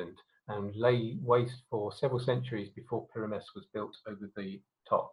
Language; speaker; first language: English; native; English